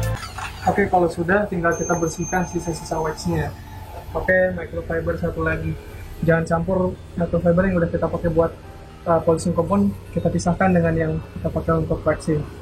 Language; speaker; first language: Indonesian; native; Indonesian